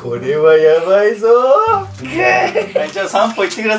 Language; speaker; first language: Japanese; native; Japanese